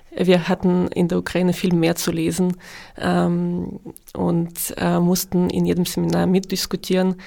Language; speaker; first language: German; non-native, fluent; Ukrainian